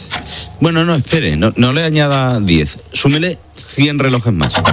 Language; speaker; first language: Spanish; native; Spanish